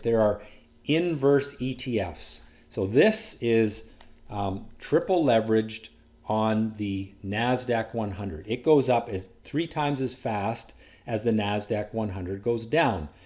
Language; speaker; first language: English; native; English